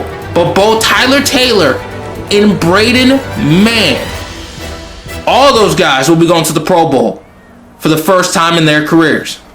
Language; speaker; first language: English; native; English